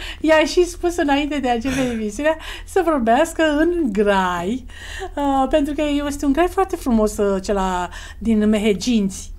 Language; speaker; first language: Romanian; native; Romanian